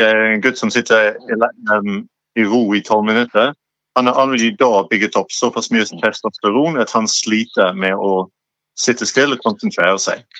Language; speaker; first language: Norwegian; non-native, fluent; English